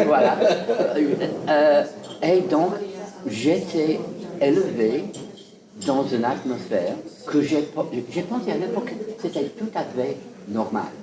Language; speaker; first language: French; non-native, fluent; English